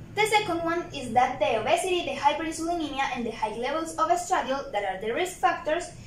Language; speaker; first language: English; non-native, fluent; Spanish